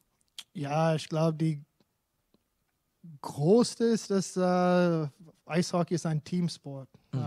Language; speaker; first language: German; non-native, fluent; English